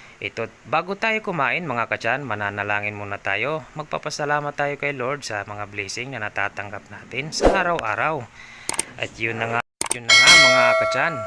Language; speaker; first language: Filipino; native; Filipino